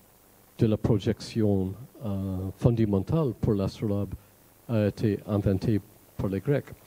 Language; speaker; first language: French; non-native, fluent; English